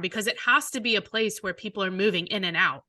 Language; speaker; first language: English; native; English